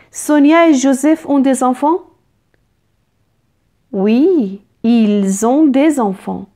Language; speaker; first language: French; non-native, fluent; Persian